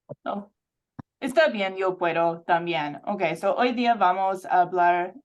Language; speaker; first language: Spanish; non-native, fluent; English